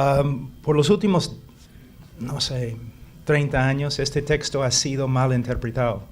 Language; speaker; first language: Spanish; non-native, fluent; English